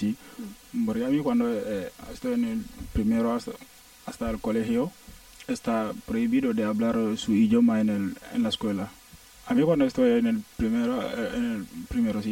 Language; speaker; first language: Spanish; non-native, learner; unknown